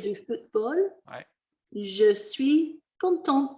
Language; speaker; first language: French; non-native, fluent; English